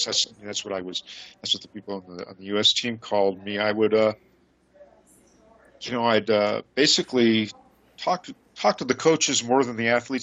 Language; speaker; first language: English; native; English